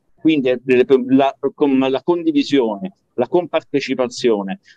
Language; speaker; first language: Italian; native; Italian